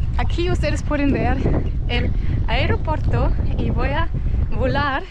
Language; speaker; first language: Spanish; non-native, fluent; German